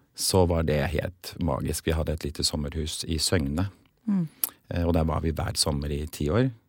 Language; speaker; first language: Norwegian; early bilingual, other home language; English